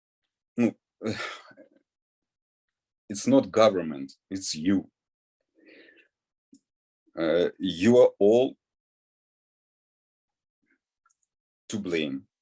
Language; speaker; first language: English; non-native, learner; Ukrainian